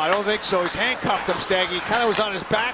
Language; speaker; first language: English; native; English